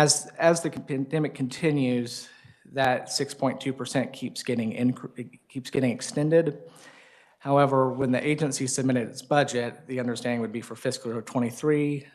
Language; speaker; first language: English; native; English